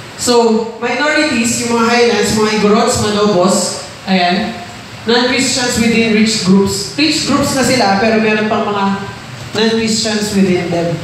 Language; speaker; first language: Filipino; non-native, local second language; Iloko